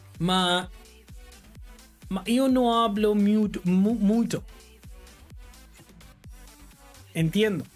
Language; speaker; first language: Spanish; non-native, learner; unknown